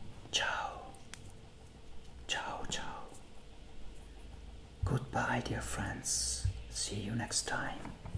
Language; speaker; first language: English; non-native, fluent; Italian